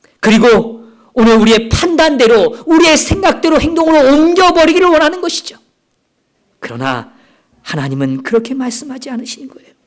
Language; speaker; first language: Korean; native; Korean